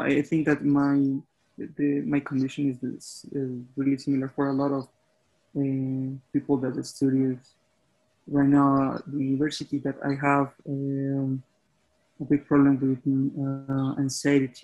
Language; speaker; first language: English; non-native, fluent; Spanish